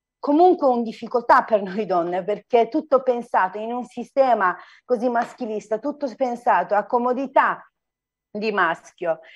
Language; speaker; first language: Italian; non-native, fluent; Turkish